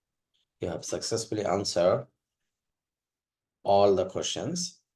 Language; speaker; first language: English; non-native, fluent; Bangla